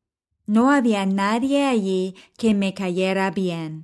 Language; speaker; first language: Spanish; non-native, fluent; English